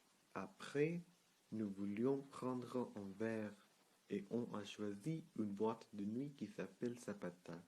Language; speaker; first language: French; non-native, learner; Spanish